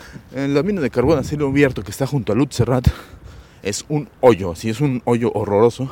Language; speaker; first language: Spanish; native; Spanish